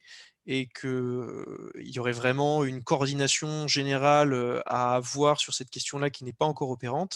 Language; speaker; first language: French; native; French